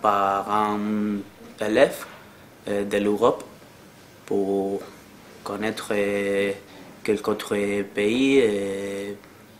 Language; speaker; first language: French; non-native, learner; Spanish